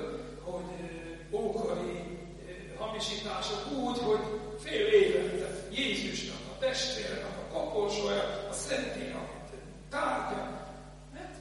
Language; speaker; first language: Hungarian; non-native, fluent; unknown